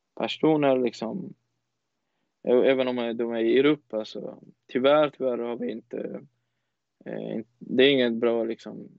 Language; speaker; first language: Swedish; non-native, fluent; Persian